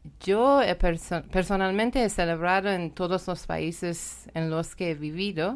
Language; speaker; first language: Spanish; non-native, fluent; Persian